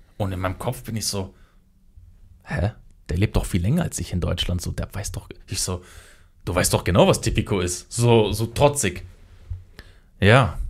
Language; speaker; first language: German; early bilingual, other home language; Kurdish